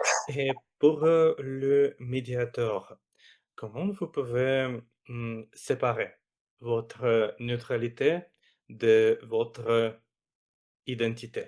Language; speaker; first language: French; non-native, fluent; Russian